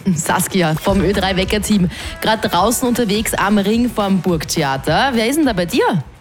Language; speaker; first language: German; native; German